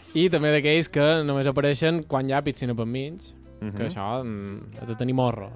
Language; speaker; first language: Catalan; native; Catalan